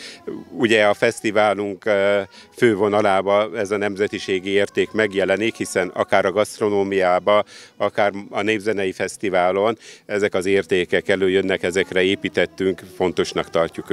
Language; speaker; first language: Hungarian; native; Hungarian